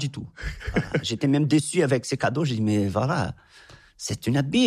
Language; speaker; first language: French; non-native, fluent; Portuguese